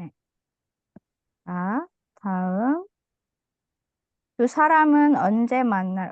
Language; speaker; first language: Korean; non-native, fluent; Indonesian